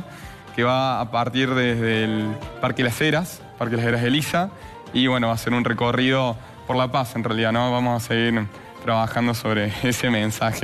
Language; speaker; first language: Spanish; native; Spanish